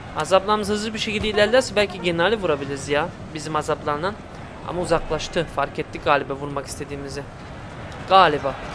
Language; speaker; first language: Turkish; early bilingual, heritage; Turkish